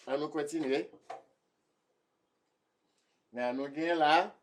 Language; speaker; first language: French; non-native, local second language; Haitian Creole